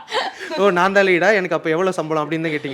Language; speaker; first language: Tamil; native; Tamil